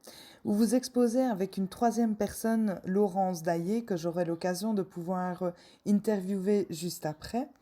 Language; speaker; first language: French; native; French